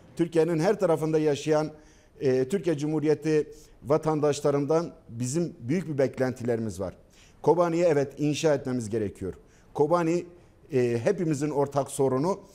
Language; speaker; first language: Turkish; non-native, local second language; Kurdish